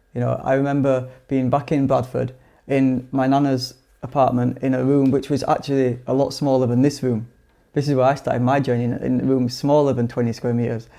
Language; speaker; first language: English; native; English